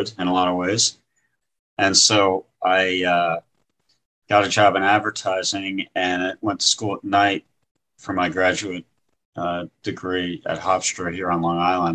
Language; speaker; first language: English; native; English